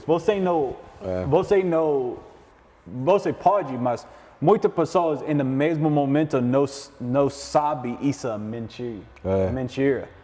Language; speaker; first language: Portuguese; non-native, learner; English